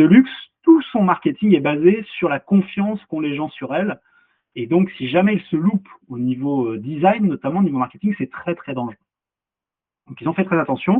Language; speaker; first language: French; native; French